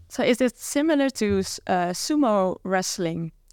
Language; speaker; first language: English; non-native, fluent; Dutch